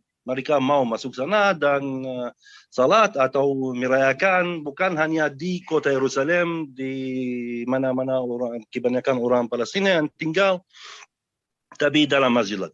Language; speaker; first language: Indonesian; non-native, fluent; Arabic